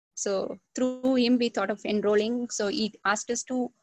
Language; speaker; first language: English; non-native, local second language; Tamil